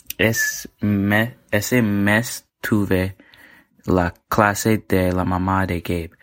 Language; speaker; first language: Spanish; non-native, learner; English